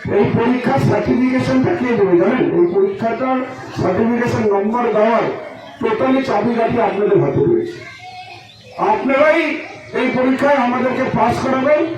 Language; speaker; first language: Bangla; native; Bangla